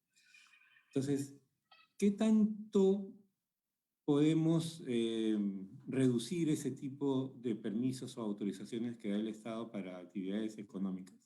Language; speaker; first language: Spanish; native; Spanish